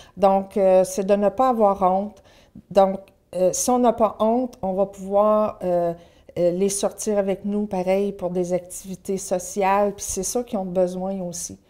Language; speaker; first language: French; native; French